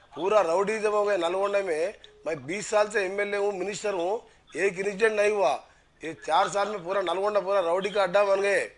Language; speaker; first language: Hindi; non-native, local second language; Telugu